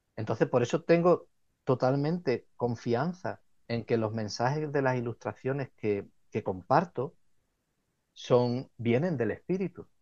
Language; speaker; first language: Spanish; native; Spanish